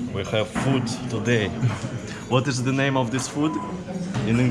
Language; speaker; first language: English; non-native, fluent; Russian